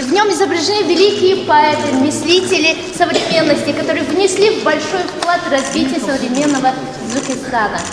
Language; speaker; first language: Russian; non-native, local second language; Tajik